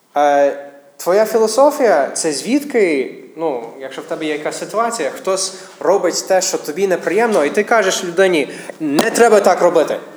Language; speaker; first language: Ukrainian; non-native, fluent; English